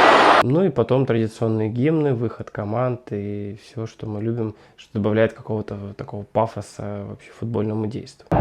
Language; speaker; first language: Russian; native; Russian